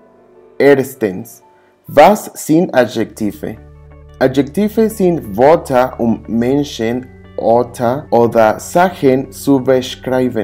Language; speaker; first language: German; non-native, learner; English